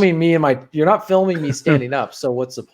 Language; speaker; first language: English; native; English